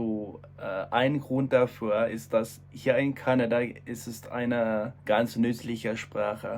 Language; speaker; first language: German; non-native, fluent; English